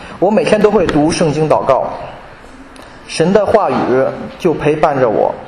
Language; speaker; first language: Chinese; native; Chinese